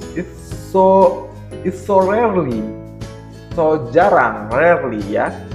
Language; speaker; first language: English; non-native, learner; Indonesian